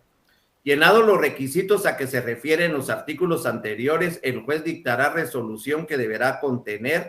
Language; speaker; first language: Spanish; native; Spanish